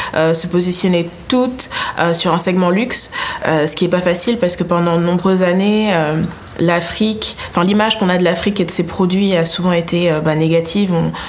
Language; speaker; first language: French; native; French